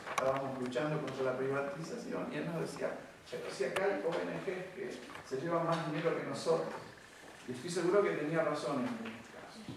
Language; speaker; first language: Spanish; native; Spanish